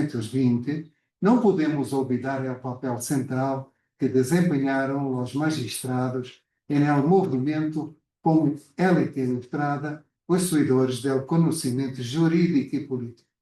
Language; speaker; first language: Spanish; non-native, fluent; Portuguese